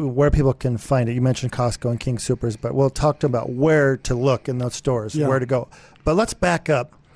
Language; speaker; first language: English; native; English